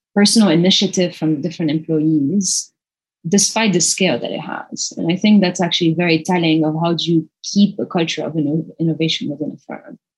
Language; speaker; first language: English; non-native, fluent; Arabic